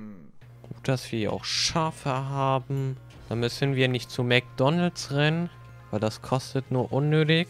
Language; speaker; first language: German; native; German